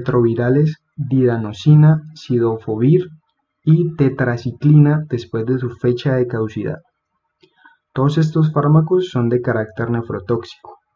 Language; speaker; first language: Spanish; native; Spanish